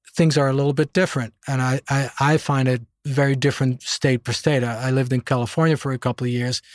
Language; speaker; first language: English; non-native, fluent; Dutch